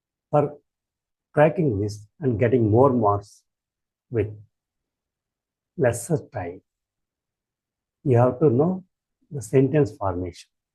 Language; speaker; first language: English; non-native, local second language; Telugu